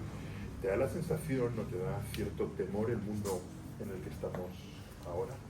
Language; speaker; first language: Spanish; native; Spanish